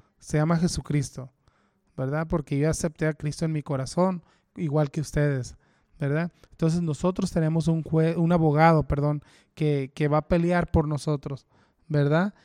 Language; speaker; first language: Spanish; early bilingual, heritage; Spanish